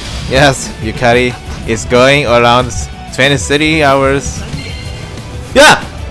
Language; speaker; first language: English; non-native, learner; Korean